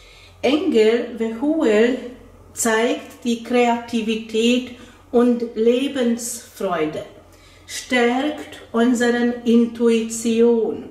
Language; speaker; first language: German; non-native, fluent; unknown